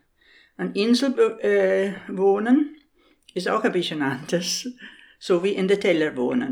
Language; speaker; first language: German; non-native, fluent; English